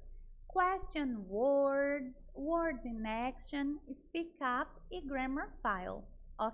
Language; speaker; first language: English; non-native, fluent; Portuguese